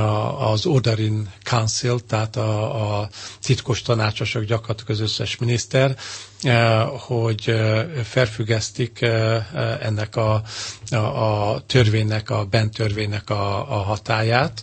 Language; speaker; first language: Hungarian; native; Hungarian